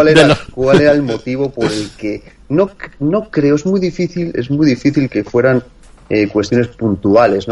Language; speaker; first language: Spanish; native; Spanish